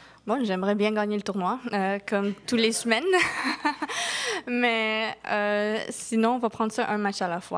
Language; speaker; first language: French; non-native, local second language; English